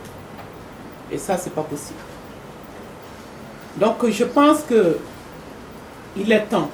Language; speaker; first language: French; non-native, local second language; Bambara